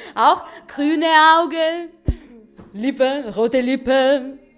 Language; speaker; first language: German; non-native, learner; Italian